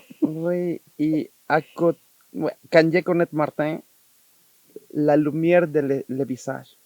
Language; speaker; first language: French; non-native, learner; Spanish